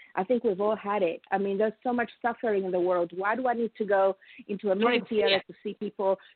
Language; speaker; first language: English; non-native, fluent; Italian